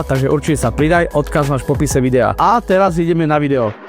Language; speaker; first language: Slovak; native; Slovak